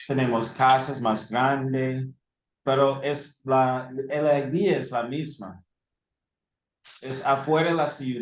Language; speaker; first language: Spanish; early bilingual, heritage; English